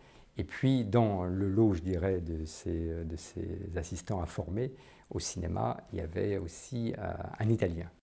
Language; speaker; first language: French; native; French